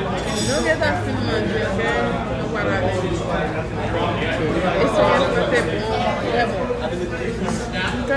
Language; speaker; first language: Portuguese; non-native, learner; Haitian Creole